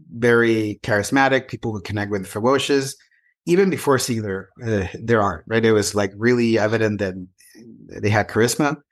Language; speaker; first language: English; non-native, fluent; Spanish